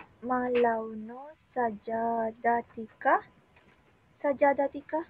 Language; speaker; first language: Arabic; non-native, learner; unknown